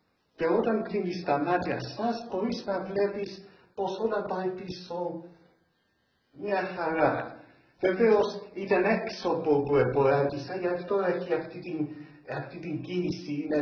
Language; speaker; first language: Greek; early bilingual, heritage; English